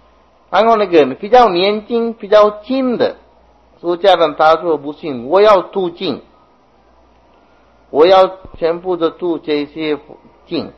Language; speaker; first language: Chinese; non-native, fluent; Sinhala